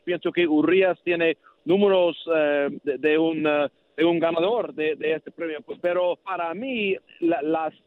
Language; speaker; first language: Spanish; non-native, learner; English